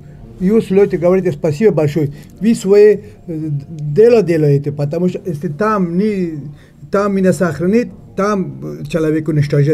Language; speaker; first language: Russian; non-native, learner; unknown